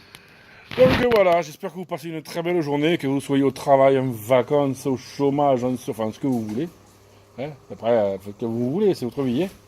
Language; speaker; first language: French; native; French